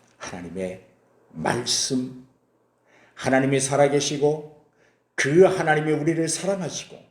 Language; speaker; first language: Korean; native; Korean